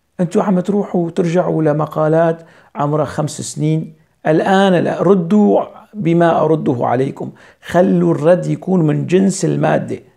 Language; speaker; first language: Arabic; non-native, local second language; Kurdish